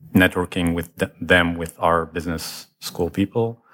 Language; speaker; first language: English; non-native, fluent; Hebrew